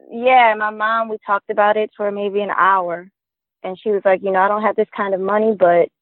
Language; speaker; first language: English; native; English